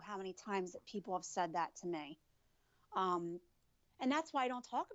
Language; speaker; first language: English; native; English